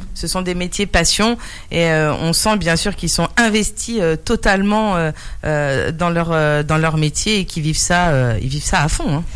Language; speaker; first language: French; native; French